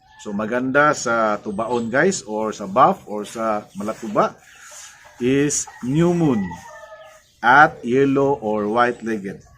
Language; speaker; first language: Filipino; non-native, local second language; Cebuano